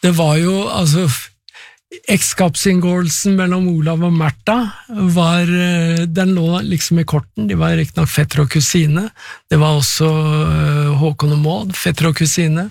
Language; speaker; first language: Norwegian; native; Norwegian